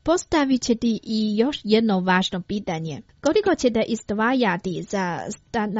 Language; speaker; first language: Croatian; non-native, fluent; Chinese